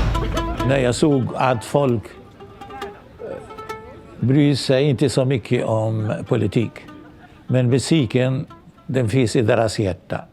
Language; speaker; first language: Swedish; non-native, local second language; Arabic